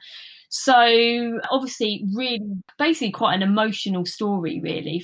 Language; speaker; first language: English; native; English